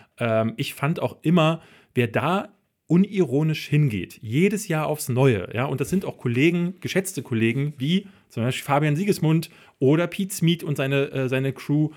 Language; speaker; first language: German; native; German